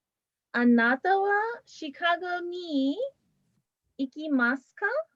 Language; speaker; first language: Japanese; non-native, fluent; English